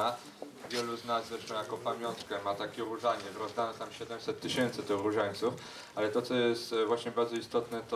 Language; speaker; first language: Polish; native; Polish